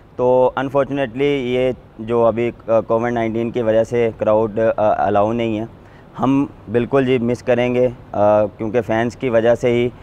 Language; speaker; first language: Urdu; non-native, local second language; Punjabi